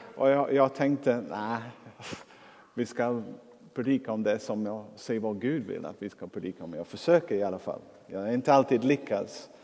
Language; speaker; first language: Swedish; non-native, fluent; English